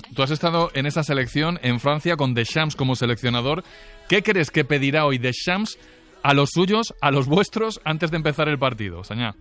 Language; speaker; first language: Spanish; native; Spanish